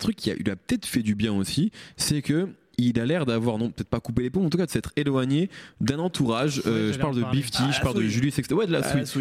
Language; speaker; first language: French; native; French